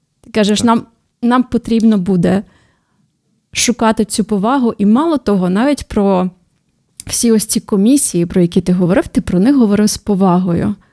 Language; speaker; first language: Ukrainian; native; Ukrainian